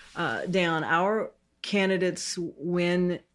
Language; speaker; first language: English; native; English